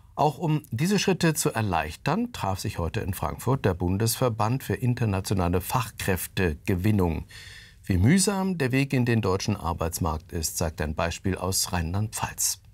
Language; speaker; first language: German; native; German